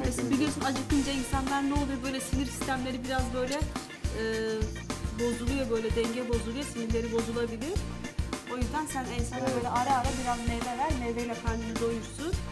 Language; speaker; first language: Turkish; native; Turkish